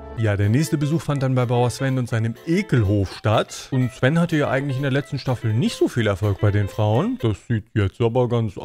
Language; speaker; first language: German; native; German